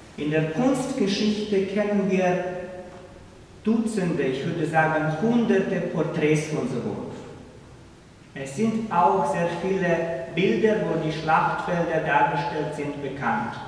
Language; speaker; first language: German; non-native, fluent; Russian